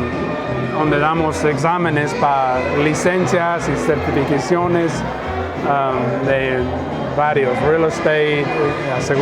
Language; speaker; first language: Spanish; early bilingual, heritage; Spanish